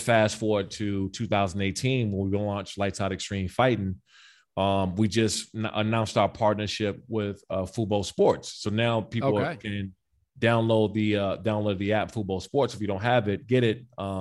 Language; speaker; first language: English; native; English